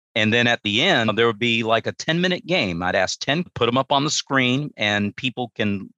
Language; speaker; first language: English; native; English